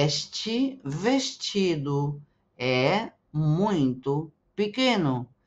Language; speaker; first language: Portuguese; non-native, fluent; Spanish